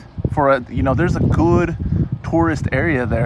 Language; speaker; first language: English; native; English